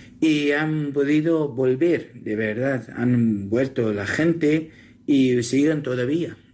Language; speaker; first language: Spanish; non-native, learner; Assyrian Neo-Aramaic